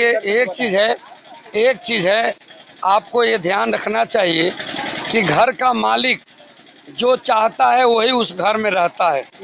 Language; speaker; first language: Hindi; native; Hindi